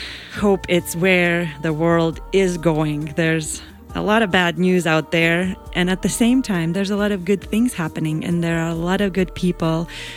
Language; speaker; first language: English; non-native, fluent; Latvian